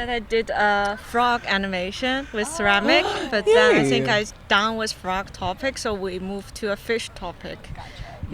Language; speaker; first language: English; non-native, fluent; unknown